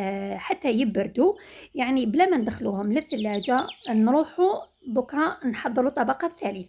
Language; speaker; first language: Arabic; native; Arabic